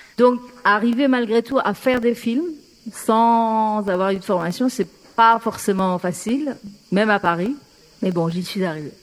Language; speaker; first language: French; non-native, fluent; Persian